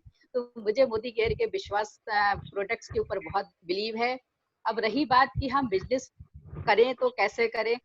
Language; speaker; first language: Hindi; native; Hindi